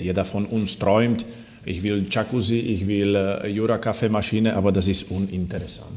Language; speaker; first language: German; non-native, fluent; Slovak